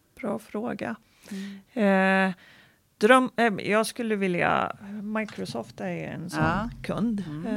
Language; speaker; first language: Swedish; non-native, fluent; Arabic